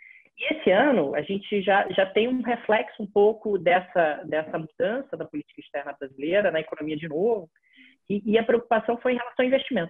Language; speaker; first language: Portuguese; native; Portuguese